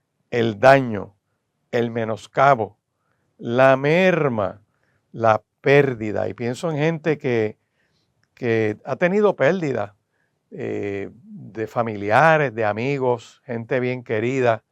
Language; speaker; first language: Spanish; native; Spanish